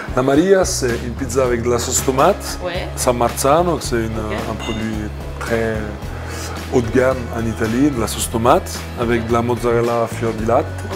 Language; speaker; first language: French; non-native, fluent; Italian